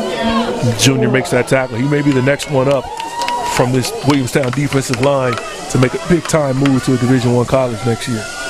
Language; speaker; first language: English; native; English